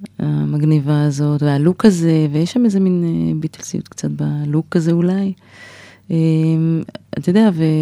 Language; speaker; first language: Hebrew; native; Hebrew